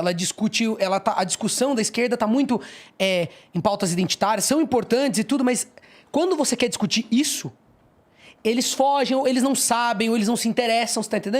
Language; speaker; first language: Portuguese; native; Portuguese